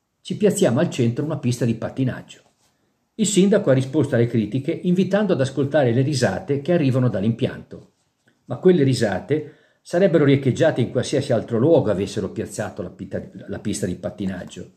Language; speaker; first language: Italian; native; Italian